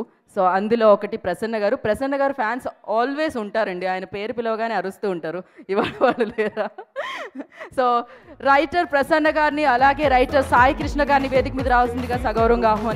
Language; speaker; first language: Telugu; native; Telugu